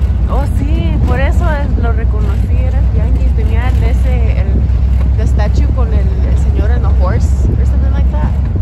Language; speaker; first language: Spanish; early bilingual, heritage; Spanish